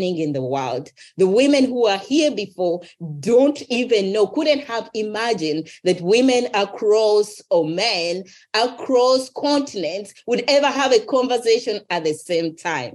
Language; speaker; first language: English; non-native, local second language; Ganda